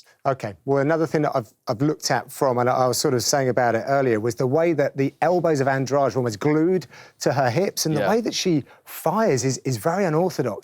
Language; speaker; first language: English; native; English